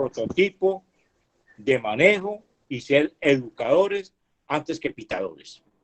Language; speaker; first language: Spanish; native; Spanish